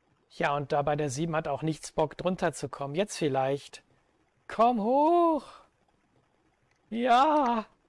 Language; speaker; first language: German; native; German